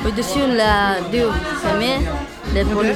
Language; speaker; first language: French; non-native, learner; Romanian